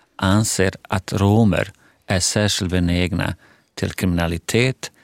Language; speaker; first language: Swedish; non-native, fluent; Bosnian